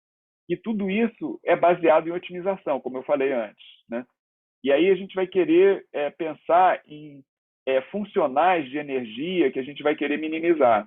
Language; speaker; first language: Portuguese; native; Portuguese